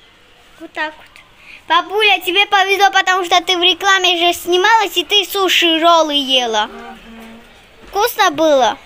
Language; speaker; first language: Russian; early bilingual, heritage; Russian